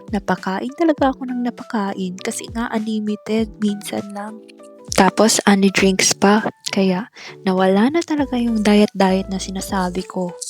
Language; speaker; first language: Filipino; native; Filipino